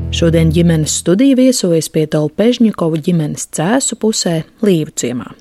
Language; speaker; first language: Latvian; native; Latvian